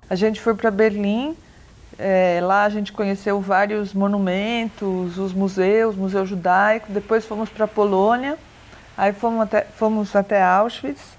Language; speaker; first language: Portuguese; native; Portuguese